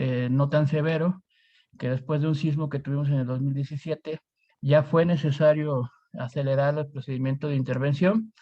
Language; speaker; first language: Spanish; native; Spanish